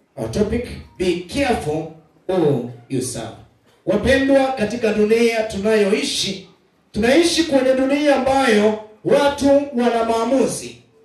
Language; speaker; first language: Swahili; non-native, local second language; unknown